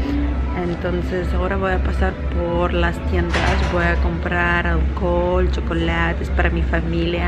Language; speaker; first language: Spanish; non-native, learner; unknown